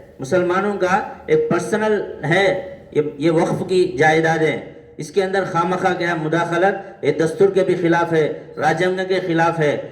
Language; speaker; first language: Urdu; native; Urdu